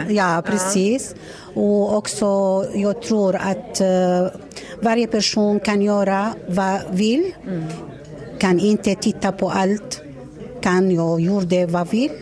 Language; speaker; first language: Swedish; non-native, learner; Arabic